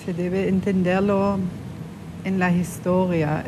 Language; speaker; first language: Spanish; non-native, fluent; German